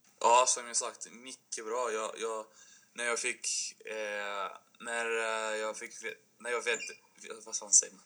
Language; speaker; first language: Swedish; non-native, fluent; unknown